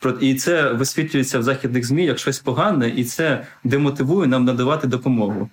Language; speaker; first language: Ukrainian; non-native, local second language; Russian